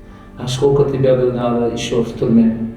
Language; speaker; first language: Russian; non-native, learner; Dutch